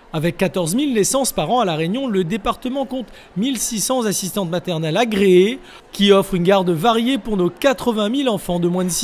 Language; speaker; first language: French; native; French